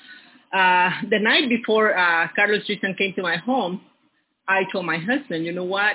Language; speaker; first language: English; non-native, learner; Spanish